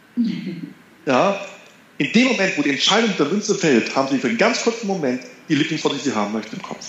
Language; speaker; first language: German; native; German